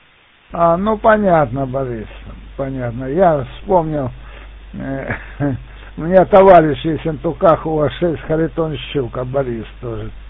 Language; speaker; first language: Russian; native; Russian